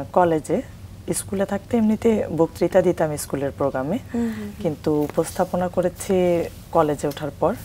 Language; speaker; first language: Bangla; native; Bangla